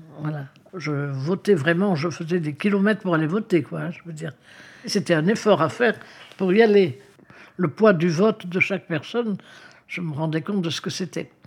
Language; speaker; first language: French; native; French